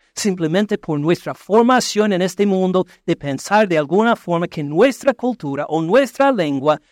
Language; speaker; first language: Spanish; non-native, fluent; English